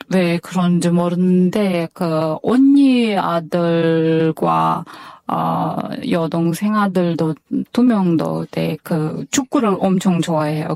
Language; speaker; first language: Korean; non-native, fluent; Kyrgyz